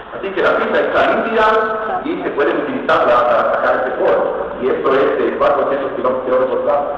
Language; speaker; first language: Spanish; non-native, fluent; Hebrew